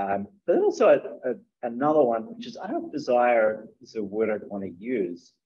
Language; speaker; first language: English; native; English